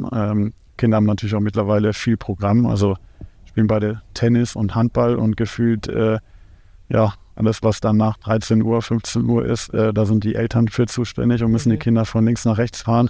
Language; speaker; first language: German; native; German